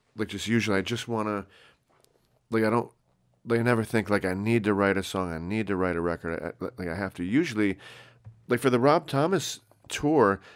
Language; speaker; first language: English; native; English